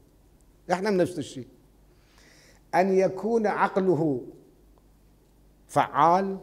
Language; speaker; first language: Arabic; native; Arabic